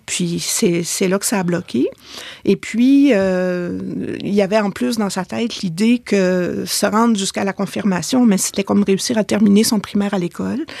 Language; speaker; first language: French; native; French